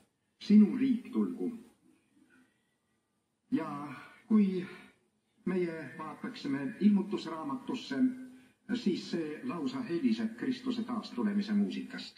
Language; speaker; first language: Estonian; native; Estonian